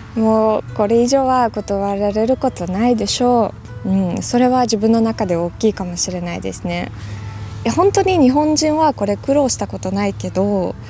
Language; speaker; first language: Japanese; non-native, fluent; Russian